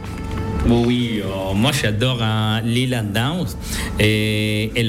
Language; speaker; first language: French; non-native, fluent; Spanish